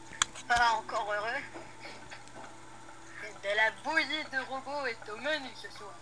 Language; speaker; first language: French; native; French